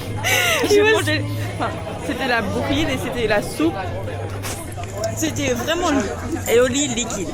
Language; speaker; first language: French; non-native, learner; English